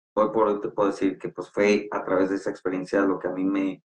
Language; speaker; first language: Spanish; native; Spanish